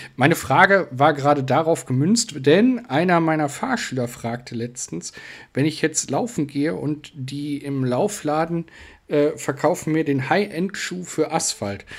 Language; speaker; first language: German; native; German